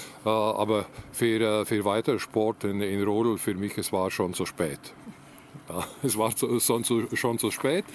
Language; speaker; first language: German; non-native, learner; Latvian